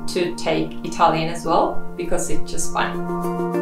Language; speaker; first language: English; non-native, fluent; Georgian